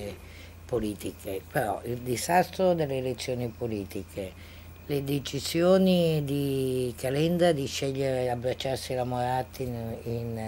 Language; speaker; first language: Italian; native; Italian